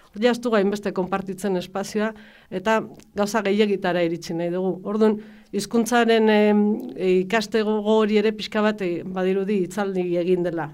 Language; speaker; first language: Basque; native; Basque